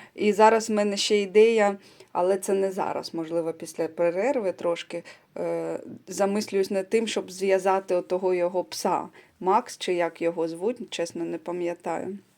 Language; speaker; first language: Ukrainian; non-native, local second language; Russian